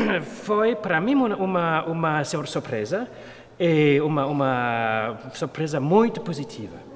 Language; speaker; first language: Portuguese; non-native, learner; German